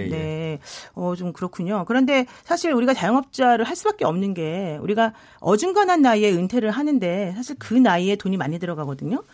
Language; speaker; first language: Korean; native; Korean